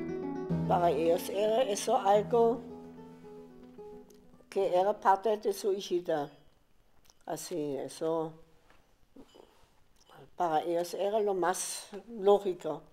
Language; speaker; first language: Spanish; non-native, fluent; German